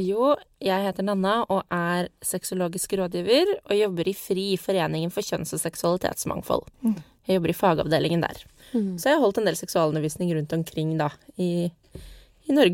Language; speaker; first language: Norwegian; native; Norwegian